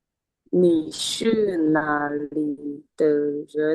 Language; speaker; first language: Chinese; non-native, learner; Lao